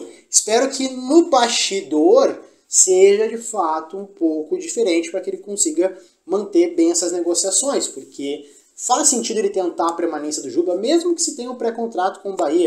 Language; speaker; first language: Portuguese; native; Portuguese